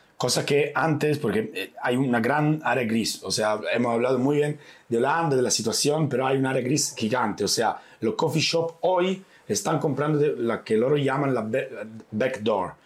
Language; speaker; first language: Spanish; non-native, fluent; Italian